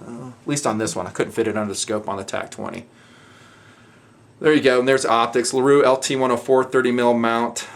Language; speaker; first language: English; native; English